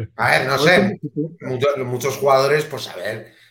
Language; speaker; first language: Spanish; native; Spanish